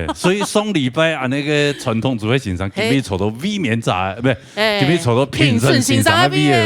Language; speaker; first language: Chinese; native; Chinese